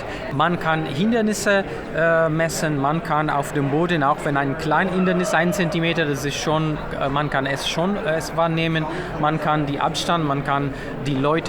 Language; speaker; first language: German; non-native, fluent; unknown